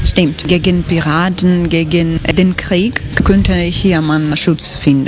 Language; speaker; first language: German; non-native, learner; Greek